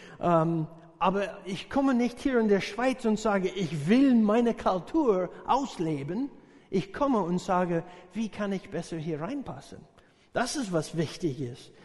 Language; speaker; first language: German; non-native, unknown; English